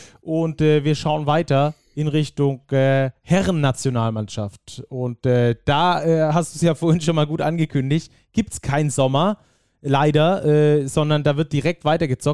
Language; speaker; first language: German; native; German